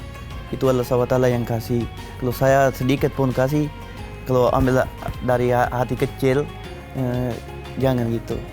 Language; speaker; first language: Indonesian; non-native, learner; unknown